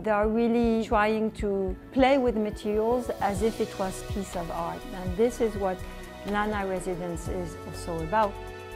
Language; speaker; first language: English; non-native, fluent; French